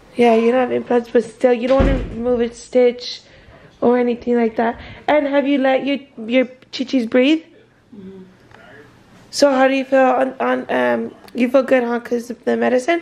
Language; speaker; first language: English; early bilingual, other home language; Spanish